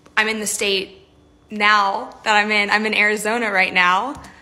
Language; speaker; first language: English; native; English